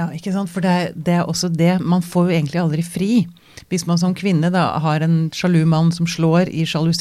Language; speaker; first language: Norwegian; native; Norwegian